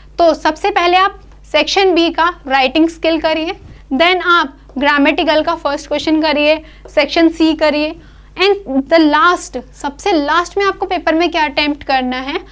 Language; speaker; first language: Hindi; native; Hindi